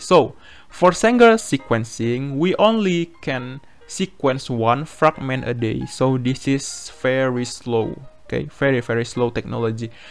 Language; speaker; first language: English; non-native, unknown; Indonesian